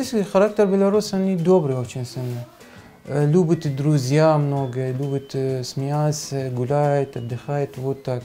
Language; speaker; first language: Russian; non-native, learner; Arabic